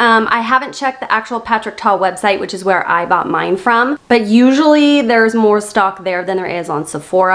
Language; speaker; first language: English; native; English